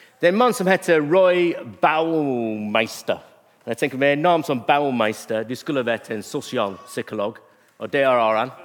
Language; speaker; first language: Norwegian; non-native, fluent; English